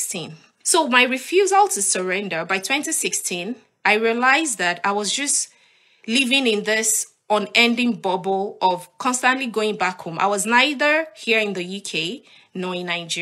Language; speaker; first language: English; non-native, local second language; Yoruba